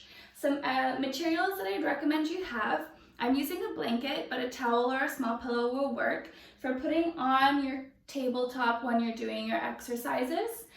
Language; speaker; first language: English; native; English